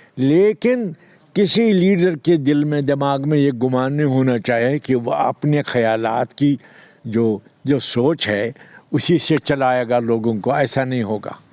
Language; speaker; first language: Urdu; non-native, local second language; Kashmiri